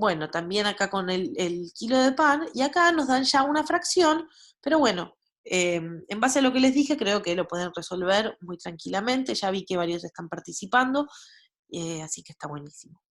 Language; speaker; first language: Spanish; native; Spanish